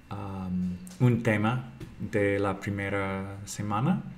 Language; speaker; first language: Spanish; non-native, fluent; English